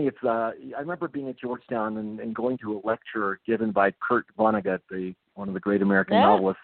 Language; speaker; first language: English; early bilingual, other home language; Japanese